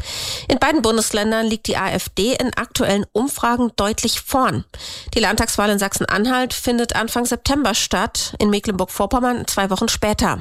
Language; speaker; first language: German; native; German